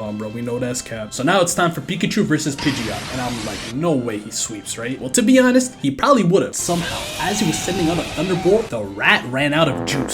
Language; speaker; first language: English; native; English